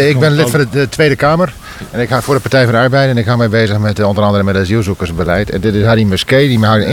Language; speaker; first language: Dutch; native; Dutch